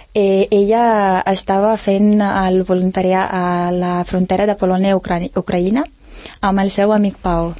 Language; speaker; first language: Catalan; non-native, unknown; Ukrainian